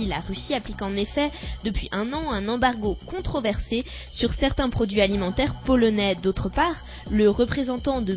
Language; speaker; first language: French; native; French